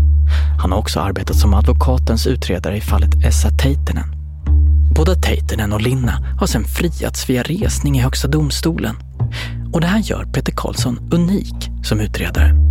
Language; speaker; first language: Swedish; native; Swedish